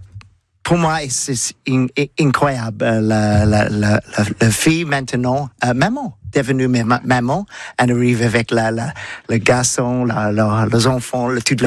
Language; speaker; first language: French; non-native, learner; English